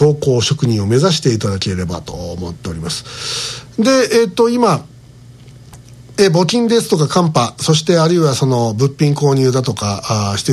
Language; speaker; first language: Japanese; native; Japanese